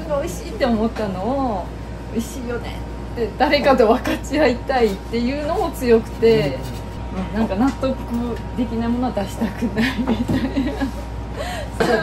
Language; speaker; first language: Japanese; native; Japanese